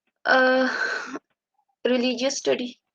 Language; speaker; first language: English; non-native, learner; Urdu